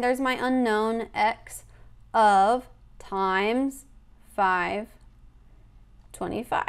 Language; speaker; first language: English; native; English